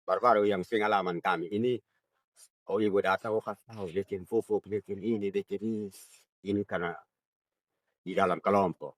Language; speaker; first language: Indonesian; non-native, local second language; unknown